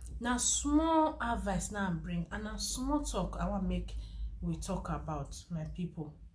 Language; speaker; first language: Nigerian Pidgin; non-native, local second language; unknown